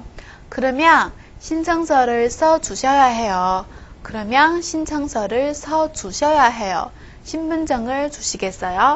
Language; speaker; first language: Korean; non-native, fluent; Chinese